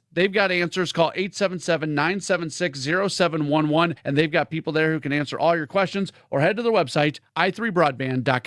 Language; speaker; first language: English; native; English